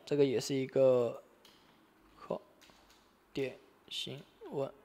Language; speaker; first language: Chinese; native; Chinese